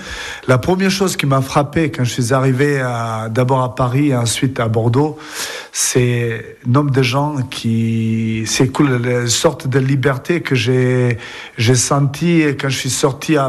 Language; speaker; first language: French; non-native, fluent; Serbian